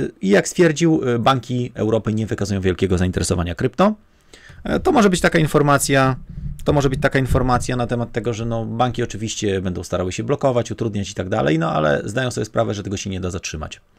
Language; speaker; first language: Polish; native; Polish